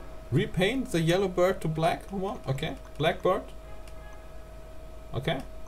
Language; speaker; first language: English; non-native, fluent; German